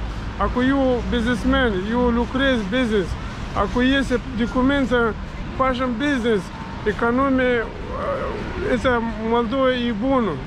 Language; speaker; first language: Romanian; non-native, learner; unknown